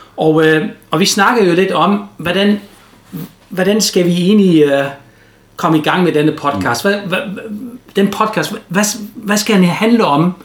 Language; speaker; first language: Danish; native; Danish